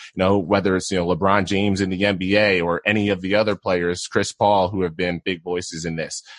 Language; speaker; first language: English; native; English